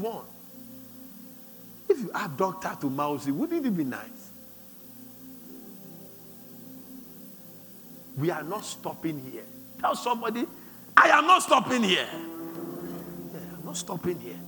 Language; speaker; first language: English; non-native, local second language; Akan